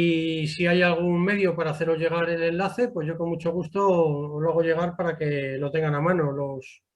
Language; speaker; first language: Spanish; native; Spanish